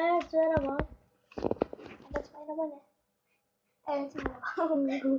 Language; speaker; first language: Turkish; early bilingual, heritage; Turkish